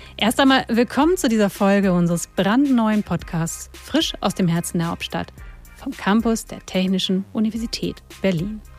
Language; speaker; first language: German; native; German